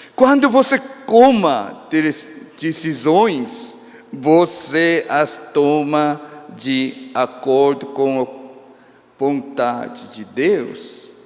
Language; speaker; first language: Portuguese; non-native, fluent; Korean